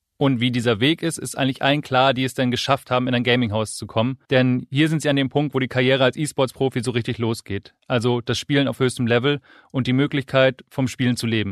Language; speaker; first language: German; native; German